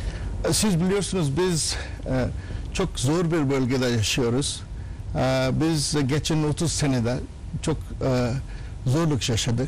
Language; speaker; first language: Turkish; non-native, learner; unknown